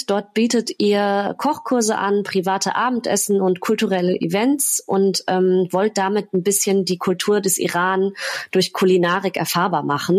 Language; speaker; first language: German; native; German